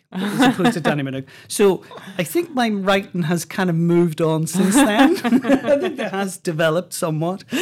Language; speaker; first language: English; native; English